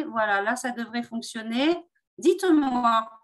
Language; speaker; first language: French; native; French